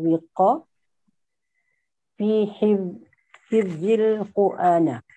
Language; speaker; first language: Arabic; non-native, learner; Malay